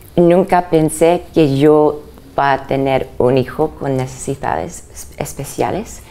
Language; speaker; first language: Spanish; early bilingual, other home language; English